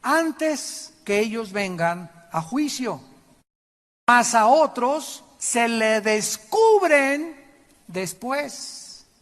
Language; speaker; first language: Spanish; native; Spanish